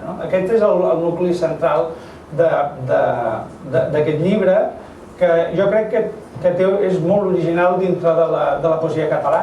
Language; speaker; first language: Catalan; native; Catalan